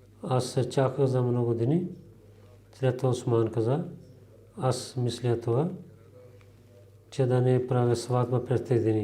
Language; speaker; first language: Bulgarian; non-native, learner; Urdu